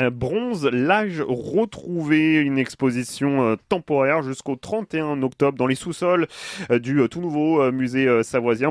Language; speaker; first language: French; native; French